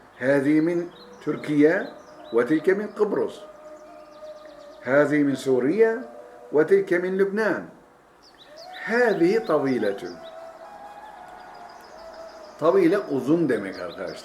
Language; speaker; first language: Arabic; non-native, fluent; Turkish